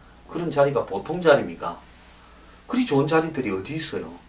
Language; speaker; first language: Korean; native; Korean